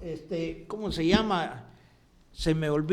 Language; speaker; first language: Spanish; native; Spanish